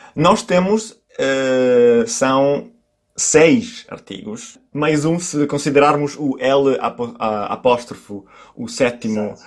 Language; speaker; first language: Portuguese; non-native, fluent; Italian